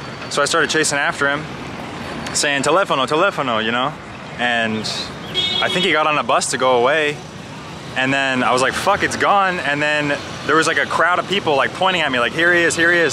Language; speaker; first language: English; native; English